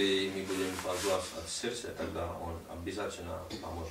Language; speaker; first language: Russian; non-native, learner; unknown